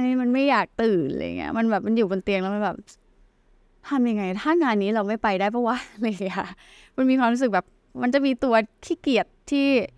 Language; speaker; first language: Thai; native; Thai